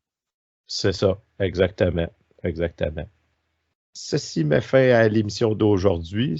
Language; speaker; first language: French; native; French